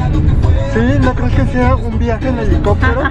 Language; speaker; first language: Spanish; native; Spanish